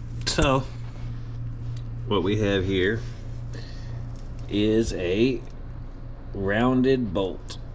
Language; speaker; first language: English; native; English